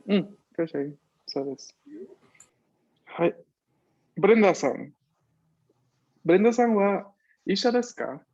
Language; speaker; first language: Japanese; non-native, fluent; Spanish